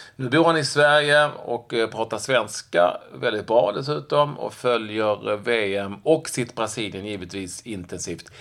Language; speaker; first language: Swedish; native; Swedish